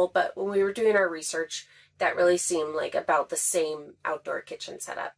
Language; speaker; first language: English; native; English